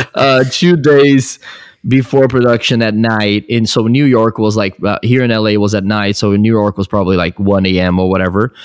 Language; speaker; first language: English; non-native, fluent; Portuguese